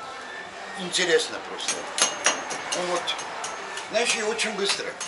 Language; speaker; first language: Russian; non-native, local second language; Azerbaijani